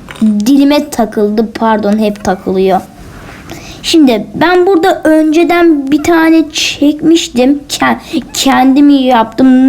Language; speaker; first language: Turkish; native; Turkish